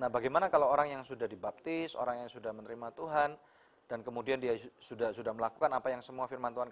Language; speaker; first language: Indonesian; native; Indonesian